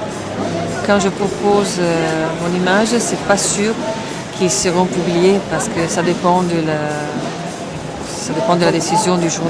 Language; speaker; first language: French; non-native, fluent; Italian